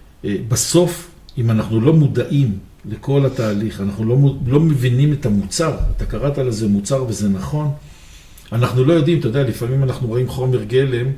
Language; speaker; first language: Hebrew; native; Hebrew